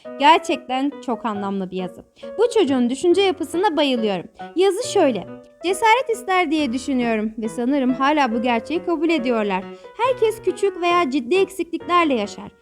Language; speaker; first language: Turkish; native; Turkish